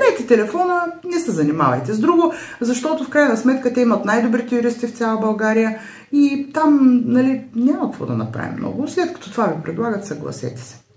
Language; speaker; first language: Bulgarian; native; Bulgarian